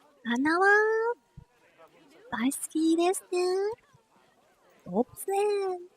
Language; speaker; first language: Japanese; non-native, learner; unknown